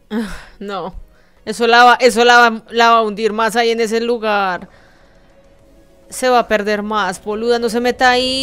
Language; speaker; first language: Spanish; native; Spanish